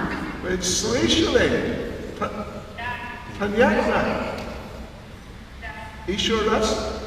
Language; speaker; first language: Russian; non-native, learner; English